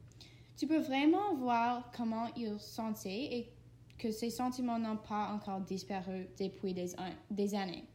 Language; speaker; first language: French; non-native, learner; English